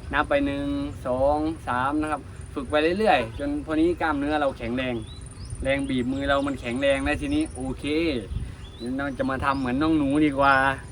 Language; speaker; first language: Thai; native; Thai